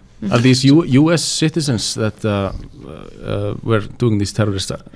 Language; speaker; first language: English; non-native, fluent; Icelandic